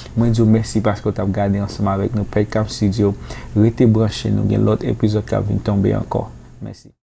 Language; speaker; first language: Haitian Creole; native; Haitian Creole